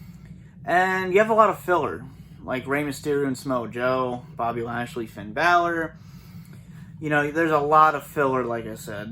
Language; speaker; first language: English; native; English